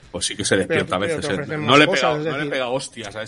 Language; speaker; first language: Spanish; native; Spanish